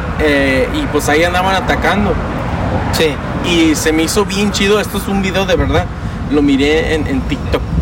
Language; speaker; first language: Spanish; early bilingual, heritage; Spanish